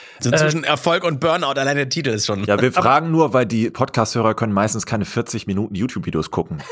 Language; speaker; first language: German; native; German